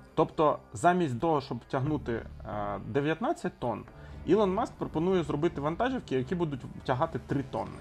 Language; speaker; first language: Ukrainian; non-native, local second language; Russian